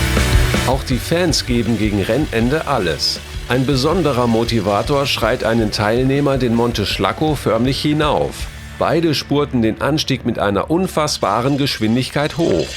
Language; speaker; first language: German; native; German